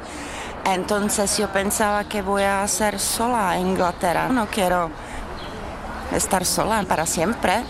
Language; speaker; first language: Spanish; non-native, fluent; Czech